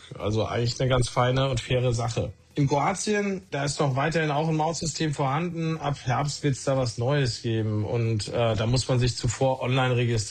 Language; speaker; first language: German; native; German